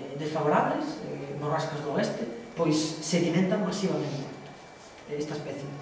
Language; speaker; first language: Spanish; non-native, local second language; Galician